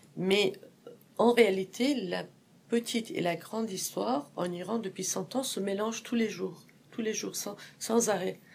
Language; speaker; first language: French; non-native, fluent; Persian